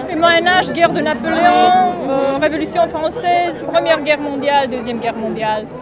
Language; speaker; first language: French; non-native, fluent; Romanian